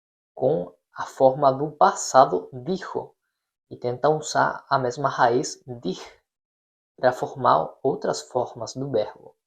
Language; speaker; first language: Portuguese; non-native, fluent; Spanish